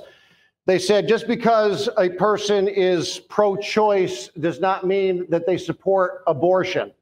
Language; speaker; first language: English; native; English